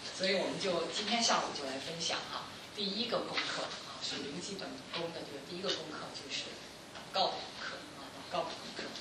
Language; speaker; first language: Chinese; non-native, local second language; Cantonese